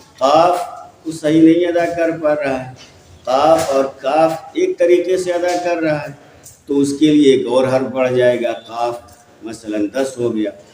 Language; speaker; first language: Urdu; native; Urdu